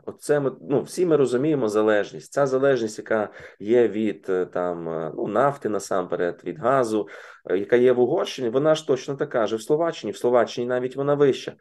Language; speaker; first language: Ukrainian; native; Ukrainian